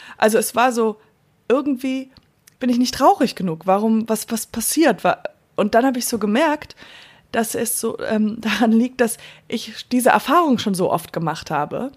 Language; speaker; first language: German; non-native, fluent; English